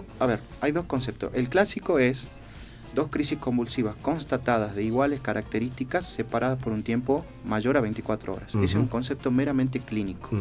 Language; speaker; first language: Spanish; native; Spanish